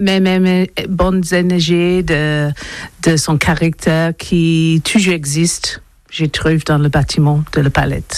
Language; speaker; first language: French; non-native, learner; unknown